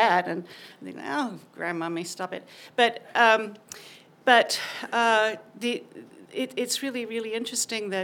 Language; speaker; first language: English; native; English